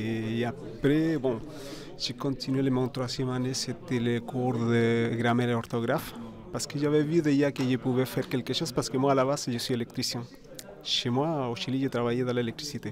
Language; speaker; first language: French; non-native, fluent; Spanish